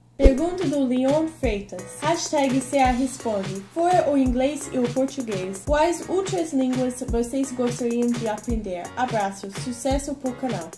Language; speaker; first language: Portuguese; non-native, fluent; English